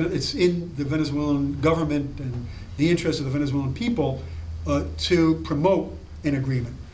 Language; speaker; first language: English; native; English